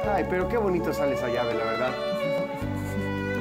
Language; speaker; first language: Spanish; native; Spanish